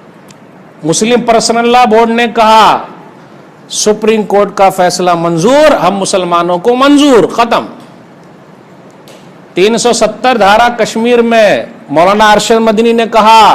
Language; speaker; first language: Hindi; native; Hindi